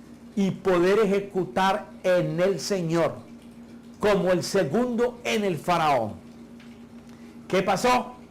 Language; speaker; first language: Spanish; native; Spanish